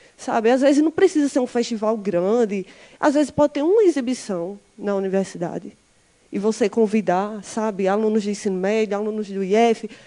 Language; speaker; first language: Portuguese; native; Portuguese